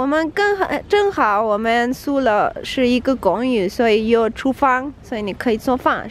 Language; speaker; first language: Chinese; non-native, fluent; Spanish